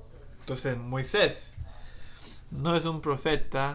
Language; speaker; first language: Spanish; non-native, fluent; English